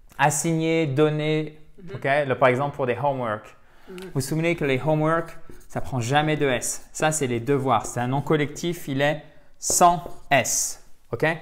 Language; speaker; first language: French; native; French